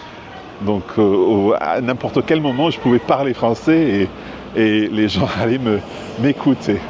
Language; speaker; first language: French; non-native, fluent; English